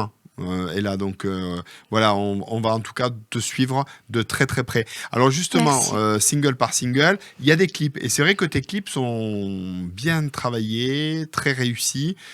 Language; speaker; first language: French; native; French